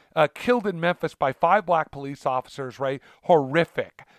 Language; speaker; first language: English; early bilingual, other home language; Italian